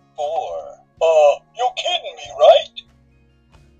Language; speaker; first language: English; native; English